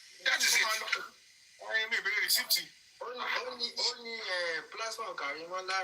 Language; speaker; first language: English; non-native, local second language; Yoruba